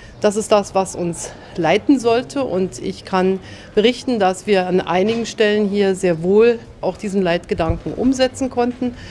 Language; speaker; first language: German; native; German